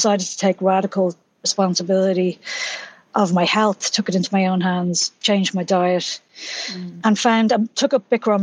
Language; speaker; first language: English; native; English